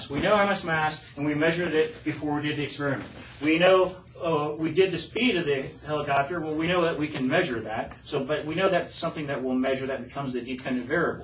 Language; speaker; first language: English; native; English